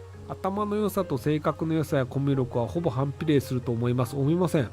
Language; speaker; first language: Japanese; native; Japanese